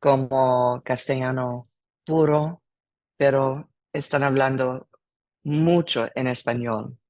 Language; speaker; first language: Spanish; non-native, learner; English